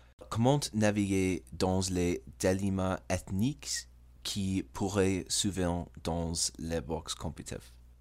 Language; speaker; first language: French; non-native, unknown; English